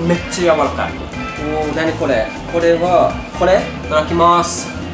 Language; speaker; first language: Japanese; non-native, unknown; English